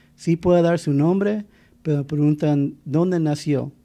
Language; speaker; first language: Spanish; non-native, fluent; English